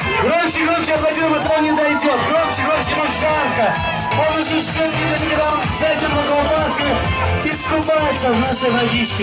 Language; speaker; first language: Russian; native; Russian